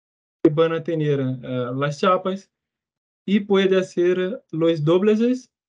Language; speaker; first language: Spanish; non-native, fluent; Portuguese